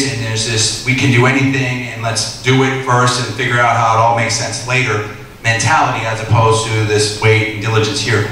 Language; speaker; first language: English; native; English